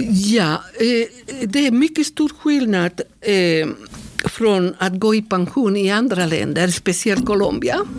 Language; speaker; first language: Swedish; non-native, fluent; Spanish